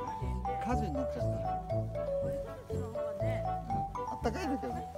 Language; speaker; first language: Japanese; native; Japanese